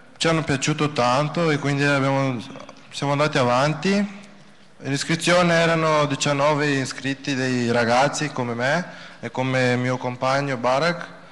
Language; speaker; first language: Italian; early bilingual, other home language; Romanian